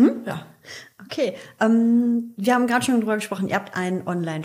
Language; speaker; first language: German; native; German